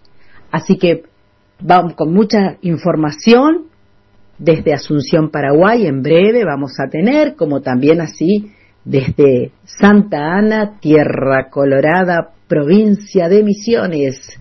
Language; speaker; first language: Spanish; native; Spanish